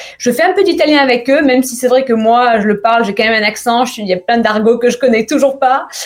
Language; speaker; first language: French; native; French